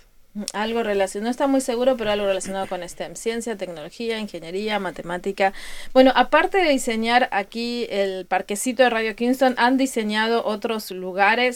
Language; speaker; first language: Spanish; native; Spanish